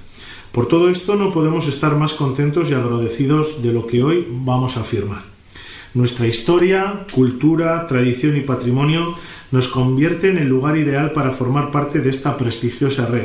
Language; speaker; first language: Spanish; native; Spanish